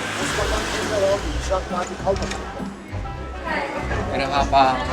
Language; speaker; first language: Turkish; non-native, learner; Korean